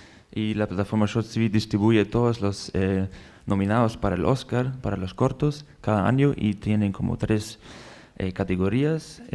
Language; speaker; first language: Spanish; non-native, fluent; German